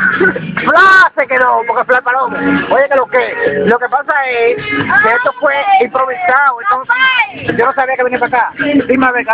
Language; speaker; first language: Spanish; native; Spanish